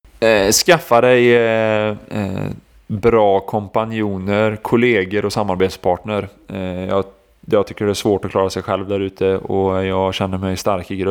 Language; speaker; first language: Swedish; native; Swedish